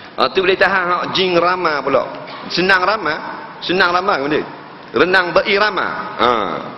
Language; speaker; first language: Malay; native; Malay